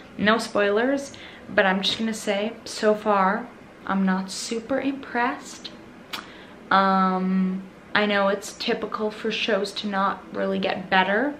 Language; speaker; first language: English; native; English